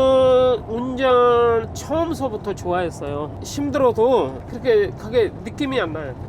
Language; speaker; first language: Korean; non-native, fluent; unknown